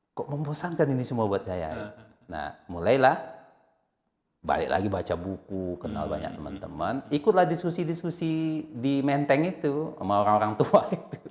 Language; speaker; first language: Indonesian; native; Indonesian